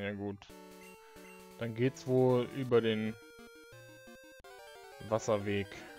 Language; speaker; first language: German; native; German